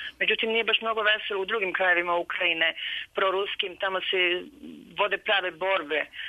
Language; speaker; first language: Serbian; native; Serbian